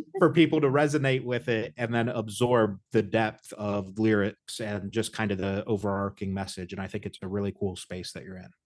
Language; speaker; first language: English; native; English